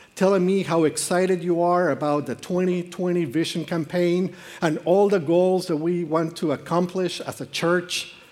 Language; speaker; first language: English; non-native, fluent; Spanish